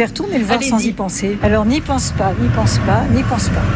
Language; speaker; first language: French; native; French